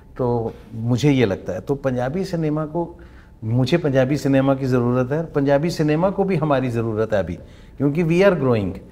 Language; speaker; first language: Hindi; non-native, local second language; Punjabi